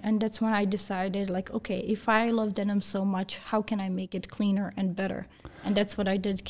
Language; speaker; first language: English; early bilingual, other home language; Bosnian